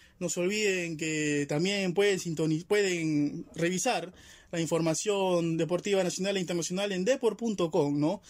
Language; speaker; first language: Spanish; native; Spanish